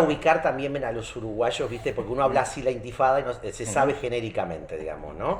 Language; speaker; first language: Spanish; native; Spanish